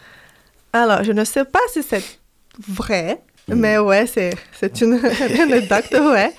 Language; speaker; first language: French; non-native, fluent; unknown